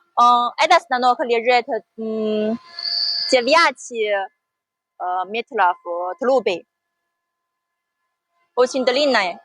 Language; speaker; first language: Russian; non-native, learner; Chinese